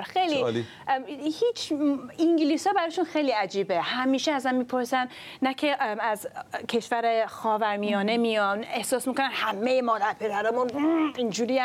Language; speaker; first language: Persian; early bilingual, other home language; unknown